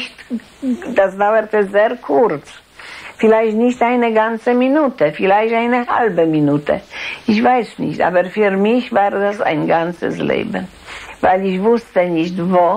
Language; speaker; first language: German; non-native, fluent; Polish